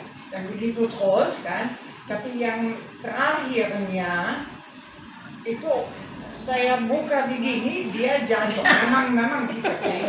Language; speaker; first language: Indonesian; non-native, fluent; German